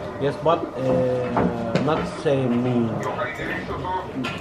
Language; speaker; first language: English; non-native, learner; Turkish